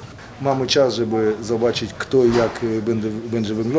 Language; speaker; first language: Polish; non-native, fluent; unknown